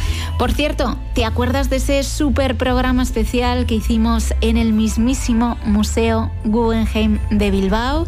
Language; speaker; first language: Spanish; native; Spanish